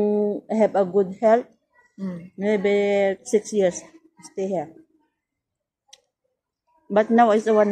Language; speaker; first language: English; non-native, learner; Filipino